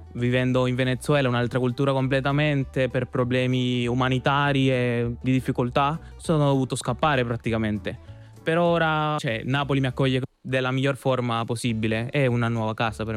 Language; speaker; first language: Italian; non-native, fluent; Spanish